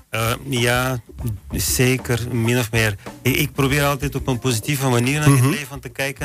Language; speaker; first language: Dutch; non-native, fluent; Bulgarian